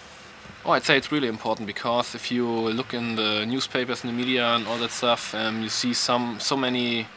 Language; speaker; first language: English; non-native, fluent; German